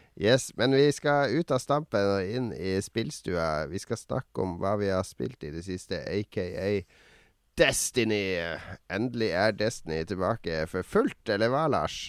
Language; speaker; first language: Norwegian; native; Norwegian